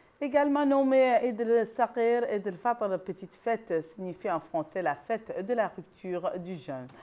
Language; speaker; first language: French; non-native, local second language; Arabic